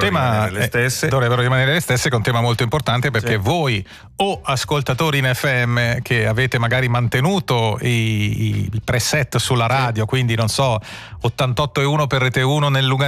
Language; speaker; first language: Italian; native; Italian